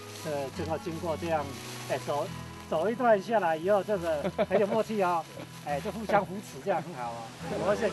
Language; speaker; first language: Chinese; native; Chinese